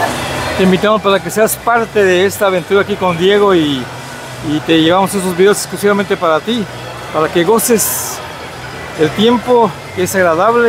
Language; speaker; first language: Spanish; native; Spanish